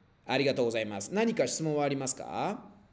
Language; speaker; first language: Japanese; non-native, fluent; Spanish